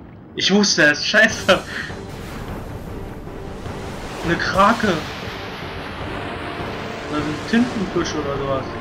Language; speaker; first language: German; native; German